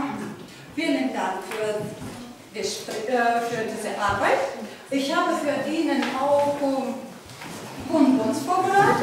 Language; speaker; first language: German; non-native, fluent; Ukrainian